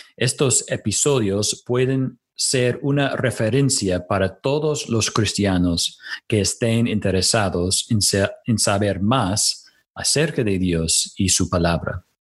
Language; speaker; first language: Spanish; non-native, fluent; English